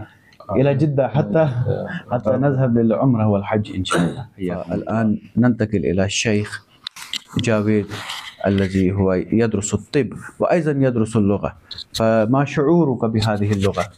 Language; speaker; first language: Arabic; non-native, fluent; Kashmiri